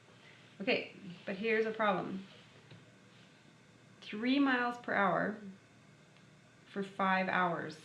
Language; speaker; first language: English; native; English